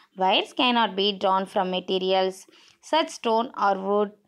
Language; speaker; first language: English; non-native, local second language; Tamil